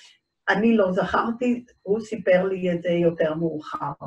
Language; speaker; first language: Hebrew; early bilingual, other home language; Dutch